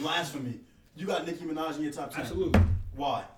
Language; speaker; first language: English; native; English